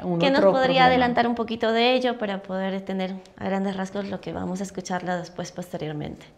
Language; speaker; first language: Spanish; native; Spanish